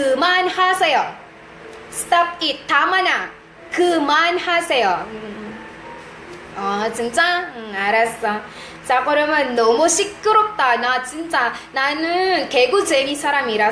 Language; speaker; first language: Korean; non-native, fluent; Iloko